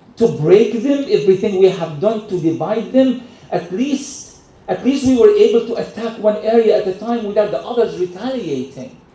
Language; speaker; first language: English; non-native, fluent; Arabic